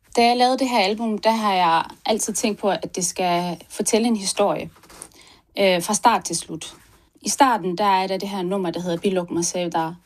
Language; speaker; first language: Danish; early bilingual, other home language; Turkish